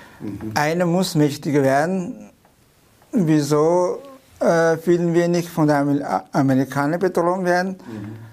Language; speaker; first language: German; non-native, fluent; Chinese